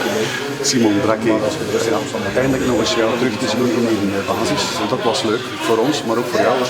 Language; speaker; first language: Dutch; native; Dutch